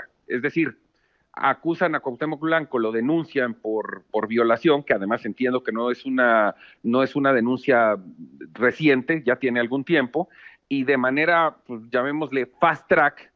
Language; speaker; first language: Spanish; native; Spanish